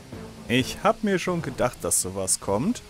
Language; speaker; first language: German; native; German